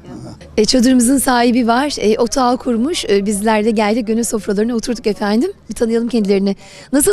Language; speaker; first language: Turkish; native; Turkish